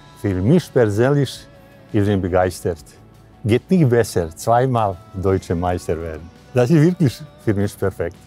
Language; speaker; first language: German; non-native, learner; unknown